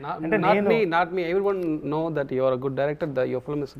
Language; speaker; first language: Telugu; non-native, learner; Tamil